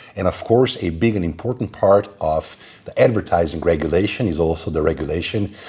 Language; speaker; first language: English; non-native, fluent; Slovenian